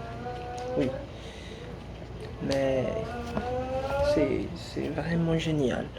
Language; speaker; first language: French; non-native, learner; Portuguese